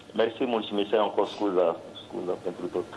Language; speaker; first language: Romanian; non-native, learner; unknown